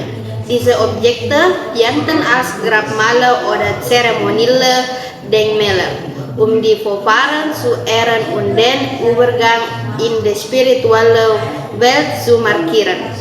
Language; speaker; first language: German; non-native, learner; Indonesian